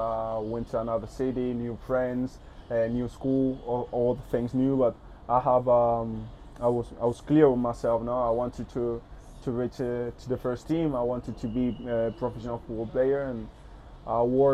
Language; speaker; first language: English; early bilingual, other home language; Spanish